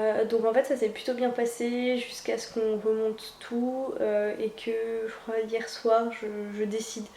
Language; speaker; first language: French; native; French